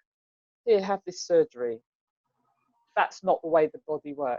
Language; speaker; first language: English; native; English